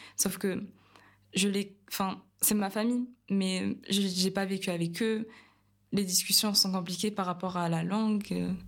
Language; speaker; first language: French; native; French